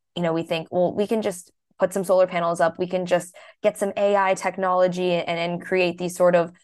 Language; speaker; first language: English; early bilingual, other home language; Hindi